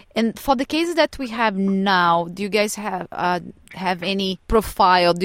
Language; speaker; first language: English; non-native, fluent; Portuguese